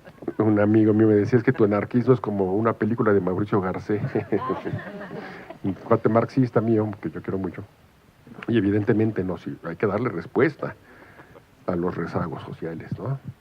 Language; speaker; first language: Spanish; native; Spanish